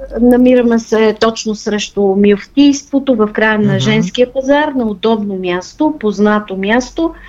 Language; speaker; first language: Bulgarian; native; Bulgarian